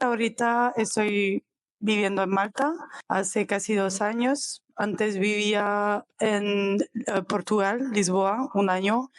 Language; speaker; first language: Spanish; non-native, fluent; French